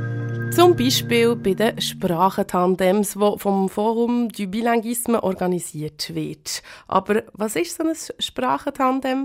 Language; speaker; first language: German; native; German